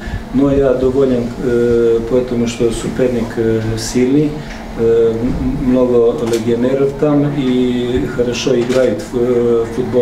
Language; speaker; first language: Russian; non-native, learner; Serbian